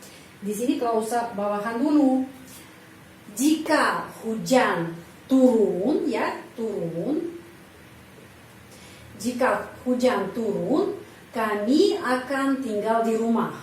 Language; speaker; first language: Indonesian; non-native, fluent; Russian